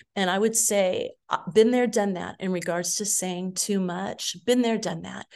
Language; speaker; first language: English; native; English